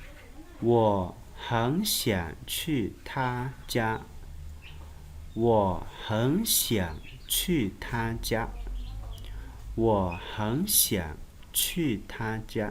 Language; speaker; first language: Chinese; non-native, learner; Lao